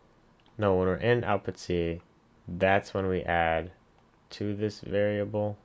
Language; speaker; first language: English; native; English